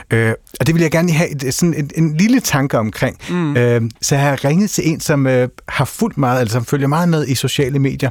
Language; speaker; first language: Danish; native; Danish